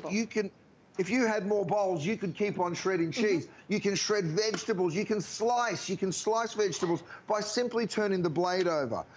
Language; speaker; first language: English; native; English